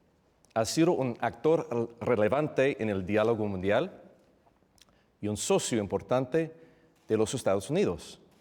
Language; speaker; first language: Spanish; non-native, fluent; English